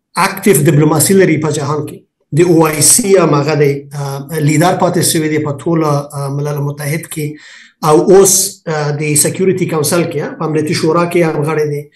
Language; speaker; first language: Pashto; non-native, local second language; Persian